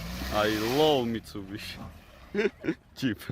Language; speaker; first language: English; non-native, learner; Georgian